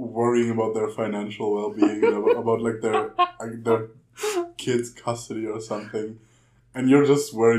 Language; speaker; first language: English; non-native, fluent; German